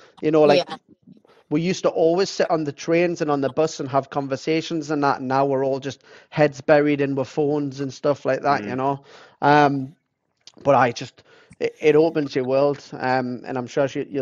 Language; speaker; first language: English; native; English